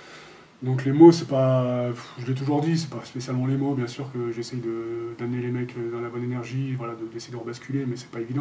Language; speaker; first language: French; native; French